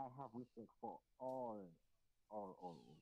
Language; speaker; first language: English; non-native, learner; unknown